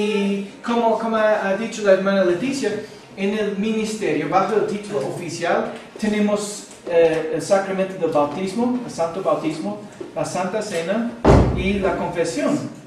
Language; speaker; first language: Spanish; non-native, fluent; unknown